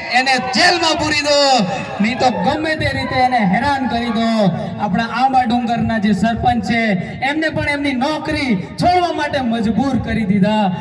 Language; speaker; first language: Gujarati; non-native, local second language; Rathawi